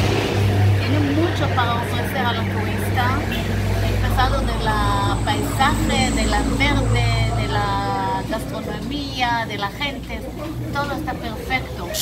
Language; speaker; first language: Spanish; non-native, fluent; Hebrew